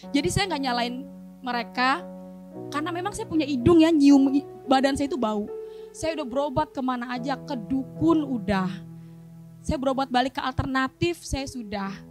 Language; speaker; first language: Indonesian; native; Indonesian